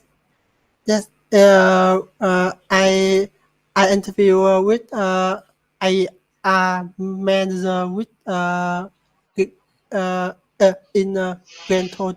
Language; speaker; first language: English; non-native, learner; Vietnamese